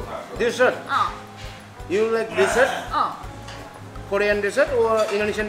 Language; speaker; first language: English; non-native, learner; Indonesian